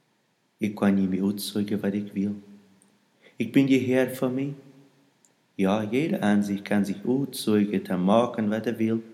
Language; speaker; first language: German; non-native, learner; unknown